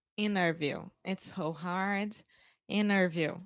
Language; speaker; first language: English; non-native, fluent; Portuguese